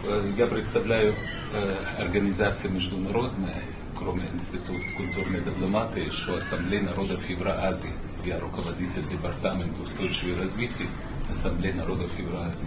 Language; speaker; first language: Russian; non-native, fluent; Arabic